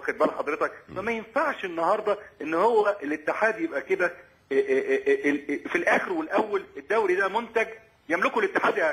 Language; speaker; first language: Arabic; native; Arabic